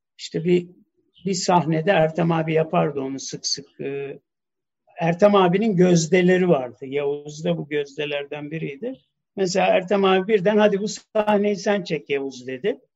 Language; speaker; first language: Turkish; early bilingual, heritage; Turkish